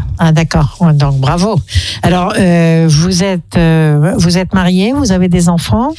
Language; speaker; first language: French; native; French